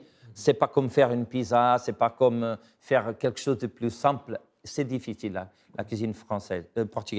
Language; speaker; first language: French; non-native, fluent; Portuguese